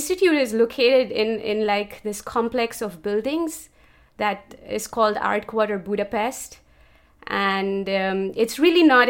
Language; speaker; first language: English; non-native, local second language; Urdu